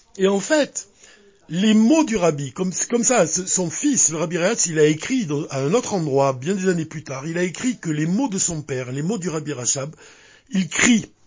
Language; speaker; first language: French; native; French